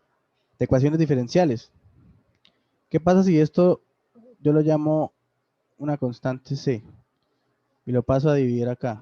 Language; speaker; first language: Spanish; native; Spanish